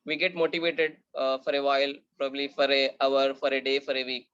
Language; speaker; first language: English; non-native, local second language; Urdu